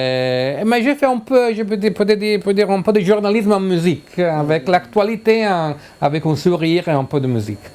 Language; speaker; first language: French; non-native, learner; Italian